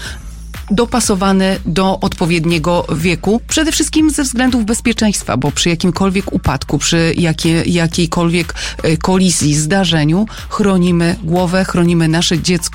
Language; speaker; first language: Polish; native; Polish